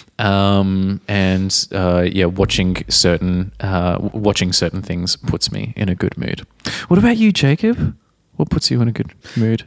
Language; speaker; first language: English; native; English